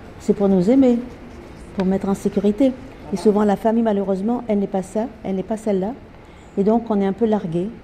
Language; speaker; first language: French; native; French